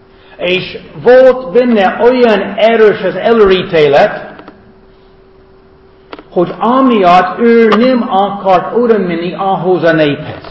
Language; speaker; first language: Hungarian; non-native, fluent; English